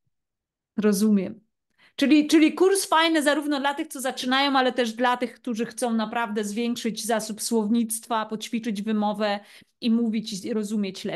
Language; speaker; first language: Polish; native; Polish